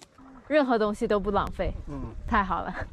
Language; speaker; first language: Chinese; non-native, fluent; English